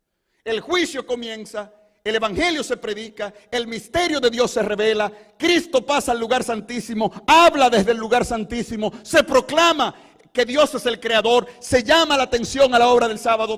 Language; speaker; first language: Spanish; native; Spanish